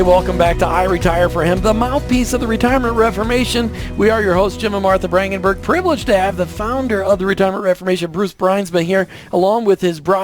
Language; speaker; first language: English; native; English